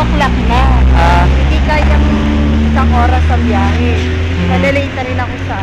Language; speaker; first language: Filipino; native; Filipino